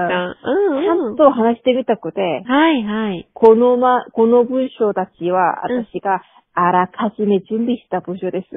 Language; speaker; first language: Japanese; non-native, learner; Korean